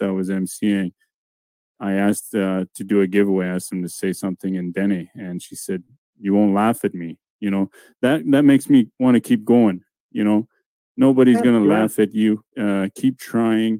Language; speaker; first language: English; non-native, fluent; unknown